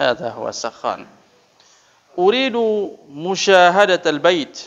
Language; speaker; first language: Arabic; non-native, fluent; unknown